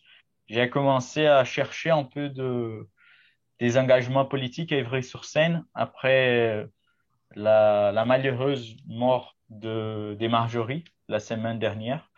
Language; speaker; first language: French; non-native, fluent; Portuguese